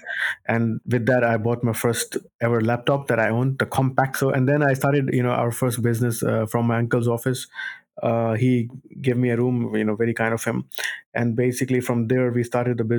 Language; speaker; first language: English; non-native, local second language; Urdu